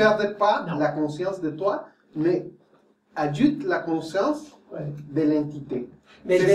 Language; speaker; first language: French; non-native, fluent; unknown